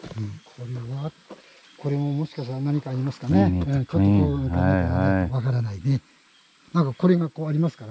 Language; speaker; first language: Japanese; native; Japanese